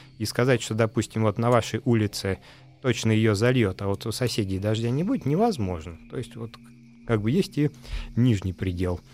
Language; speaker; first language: Russian; native; Russian